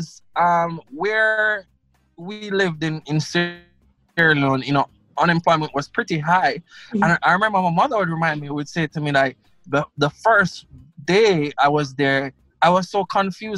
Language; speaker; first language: English; non-native, local second language; Krio